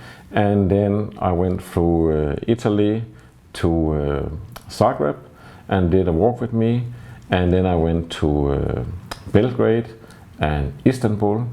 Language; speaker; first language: English; non-native, fluent; Danish